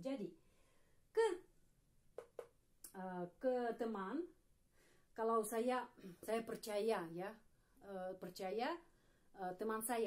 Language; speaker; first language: Indonesian; non-native, fluent; Russian